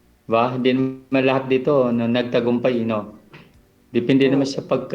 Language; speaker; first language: Filipino; non-native, local second language; Cebuano